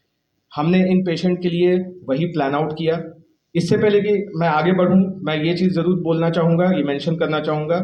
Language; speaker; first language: Hindi; native; Hindi